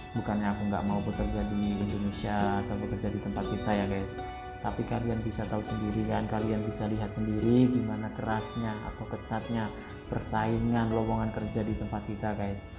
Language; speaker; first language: Indonesian; native; Indonesian